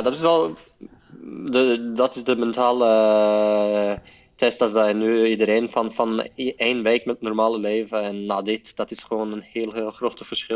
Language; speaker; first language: Dutch; non-native, fluent; Norwegian